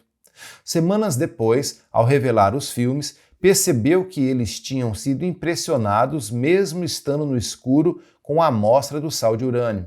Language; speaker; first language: Portuguese; native; Portuguese